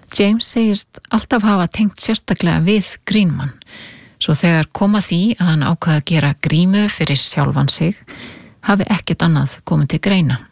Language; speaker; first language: Icelandic; native; Icelandic